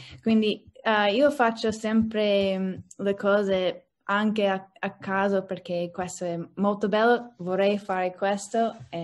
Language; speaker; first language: Italian; non-native, learner; English